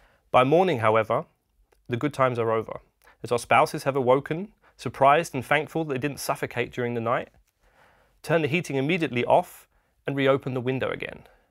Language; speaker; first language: English; native; English